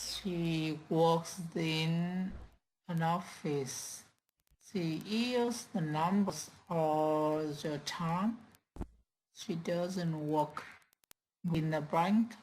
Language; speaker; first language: English; non-native, learner; Vietnamese